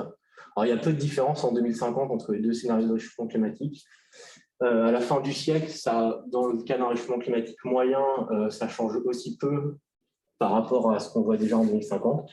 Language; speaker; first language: French; native; French